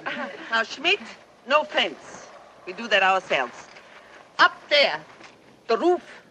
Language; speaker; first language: English; non-native, learner; German